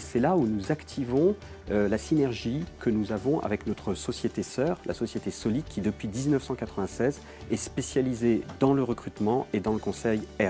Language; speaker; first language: French; native; French